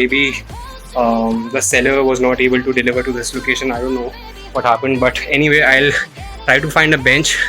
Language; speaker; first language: English; non-native, local second language; Hindi